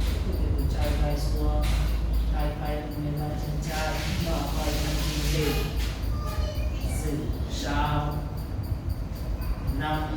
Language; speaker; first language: Vietnamese; non-native, learner; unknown